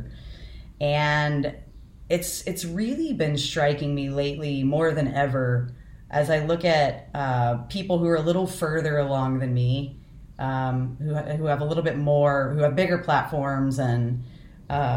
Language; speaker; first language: English; native; English